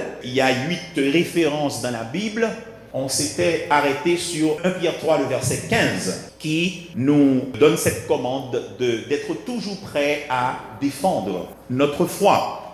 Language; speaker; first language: French; non-native, local second language; Haitian Creole